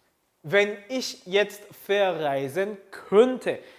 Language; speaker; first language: German; non-native, fluent; Korean